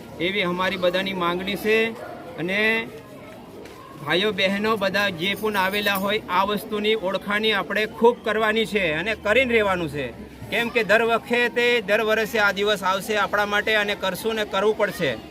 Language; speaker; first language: Gujarati; non-native, local second language; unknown